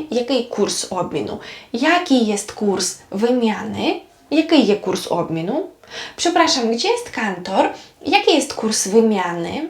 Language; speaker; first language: Polish; non-native, fluent; Ukrainian